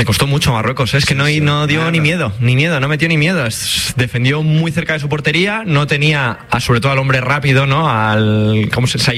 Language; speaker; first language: Spanish; native; Spanish